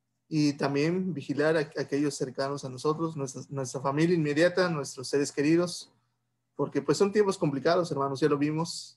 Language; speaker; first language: Spanish; native; Spanish